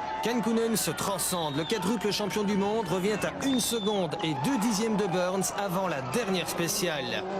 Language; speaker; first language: French; native; French